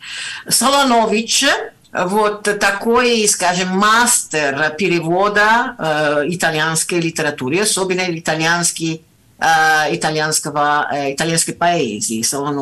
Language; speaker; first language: Russian; non-native, fluent; Italian